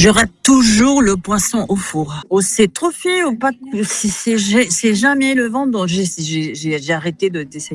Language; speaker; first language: French; non-native, fluent; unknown